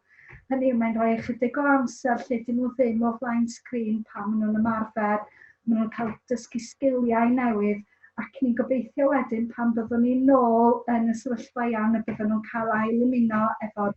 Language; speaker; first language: Welsh; native; Welsh